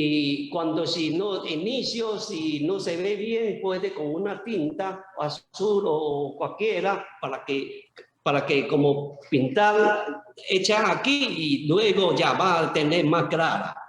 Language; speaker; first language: Spanish; non-native, learner; Chinese